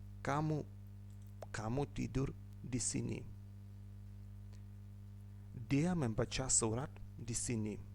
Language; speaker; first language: Indonesian; non-native, fluent; Ukrainian